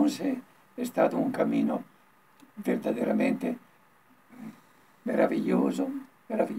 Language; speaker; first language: Spanish; non-native, learner; Italian